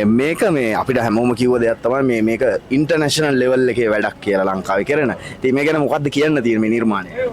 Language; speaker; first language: Sinhala; native; Sinhala